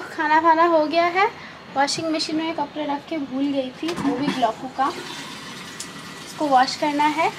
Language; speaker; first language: Hindi; non-native, local second language; Bangla